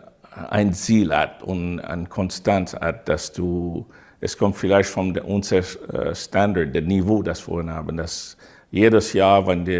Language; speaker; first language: German; non-native, fluent; English